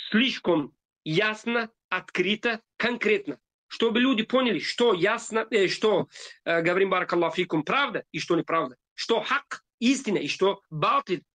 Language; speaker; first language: Russian; non-native, fluent; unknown